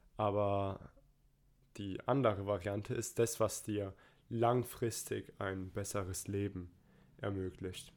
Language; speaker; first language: German; early bilingual, other home language; Turkish